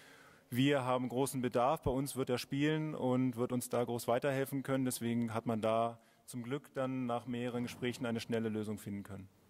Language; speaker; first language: German; native; German